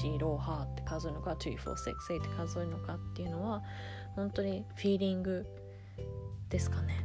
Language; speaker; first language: Japanese; early bilingual, other home language; English